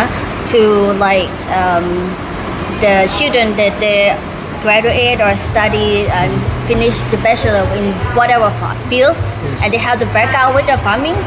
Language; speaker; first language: English; non-native, learner; Thai